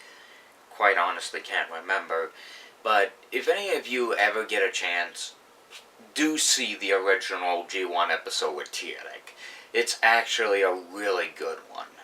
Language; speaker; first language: English; native; English